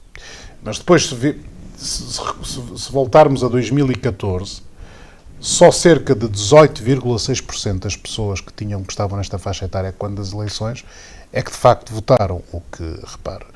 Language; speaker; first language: Portuguese; native; Portuguese